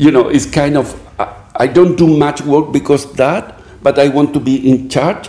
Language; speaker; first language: English; non-native, fluent; Spanish